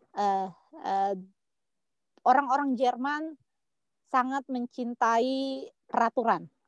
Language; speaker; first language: Indonesian; native; Indonesian